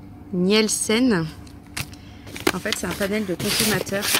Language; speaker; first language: French; native; French